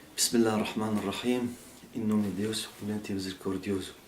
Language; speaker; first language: Portuguese; non-native, learner; Arabic